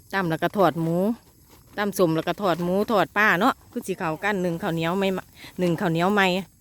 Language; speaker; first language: Thai; native; Thai